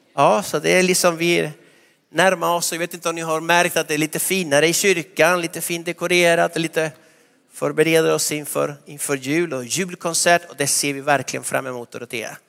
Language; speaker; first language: Swedish; non-native, fluent; Spanish